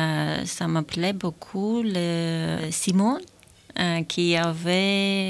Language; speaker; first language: French; non-native, learner; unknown